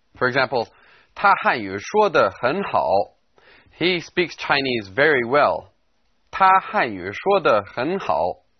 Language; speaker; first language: English; native; English